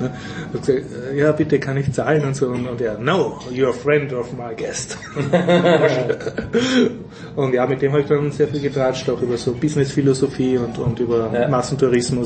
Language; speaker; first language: German; native; German